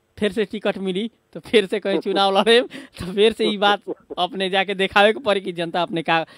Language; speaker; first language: Bhojpuri; native; Bhojpuri